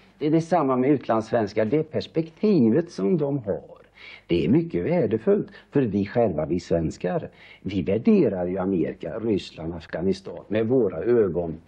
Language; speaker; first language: Swedish; native; Swedish